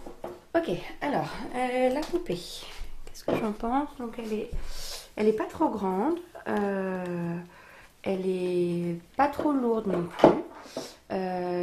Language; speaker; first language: French; native; French